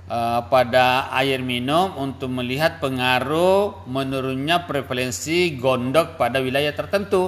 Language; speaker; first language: Indonesian; native; Indonesian